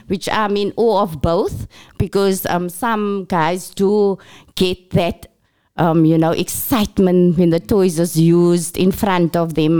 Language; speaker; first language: English; non-native, local second language; Afrikaans